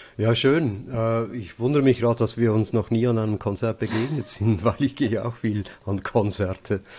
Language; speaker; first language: German; native; German